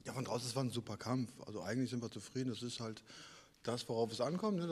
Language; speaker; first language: German; native; German